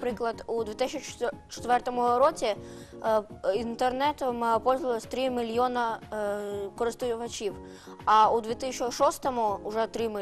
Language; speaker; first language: Ukrainian; non-native, local second language; Russian